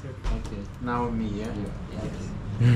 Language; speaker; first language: English; non-native, learner; Russian